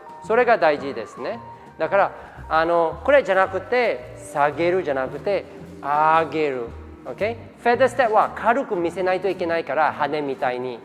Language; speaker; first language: Japanese; non-native, fluent; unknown